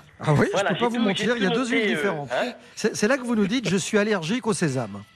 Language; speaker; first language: French; native; French